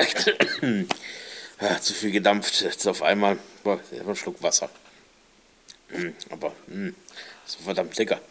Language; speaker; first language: German; native; German